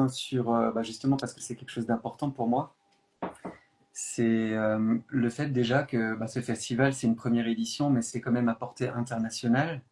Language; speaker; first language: French; native; French